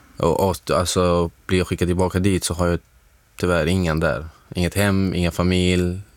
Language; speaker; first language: Swedish; non-native, fluent; Arabic